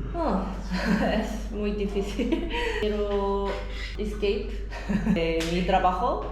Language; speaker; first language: Spanish; non-native, learner; Korean